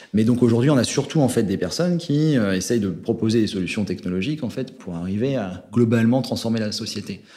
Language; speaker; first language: French; native; French